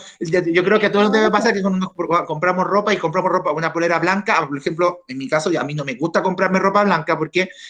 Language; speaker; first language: Spanish; native; Spanish